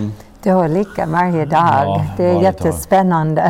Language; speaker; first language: Swedish; non-native, learner; English